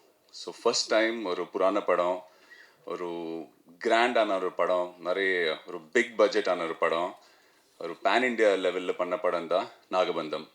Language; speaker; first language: Tamil; non-native, fluent; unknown